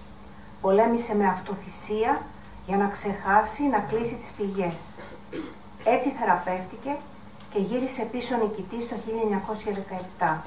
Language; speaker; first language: Greek; native; Greek